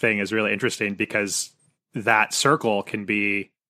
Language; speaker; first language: English; native; English